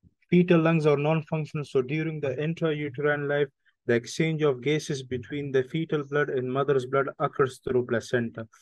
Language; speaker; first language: English; non-native, fluent; Persian